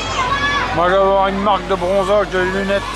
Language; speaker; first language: French; native; French